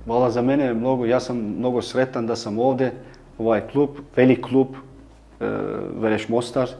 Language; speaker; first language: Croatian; early bilingual, heritage; Croatian